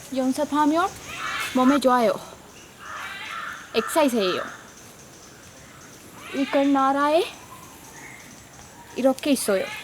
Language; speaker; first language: Korean; non-native, learner; Sinhala